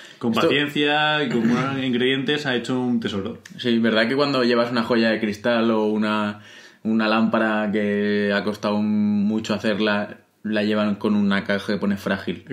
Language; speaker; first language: Spanish; native; Spanish